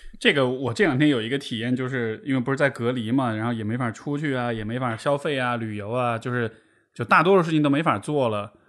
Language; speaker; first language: Chinese; native; Chinese